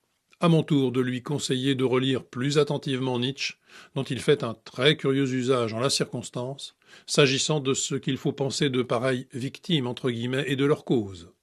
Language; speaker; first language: French; native; French